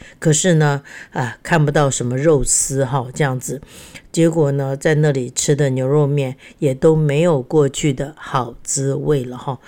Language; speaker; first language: Chinese; native; Chinese